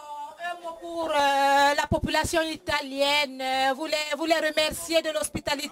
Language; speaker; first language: French; non-native, fluent; Italian